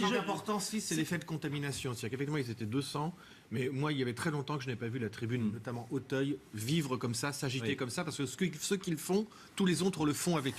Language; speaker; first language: French; native; French